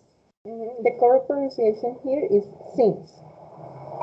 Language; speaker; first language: English; non-native, fluent; Spanish